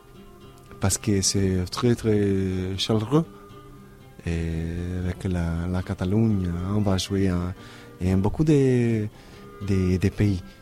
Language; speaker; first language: French; non-native, learner; Italian